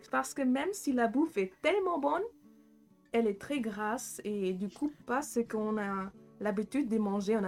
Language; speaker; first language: French; non-native, fluent; German